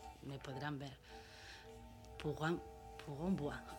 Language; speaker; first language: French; non-native, learner; Spanish